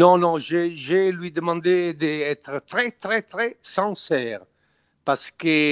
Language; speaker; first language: French; non-native, fluent; Italian